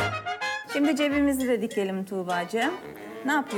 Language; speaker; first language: Turkish; native; Turkish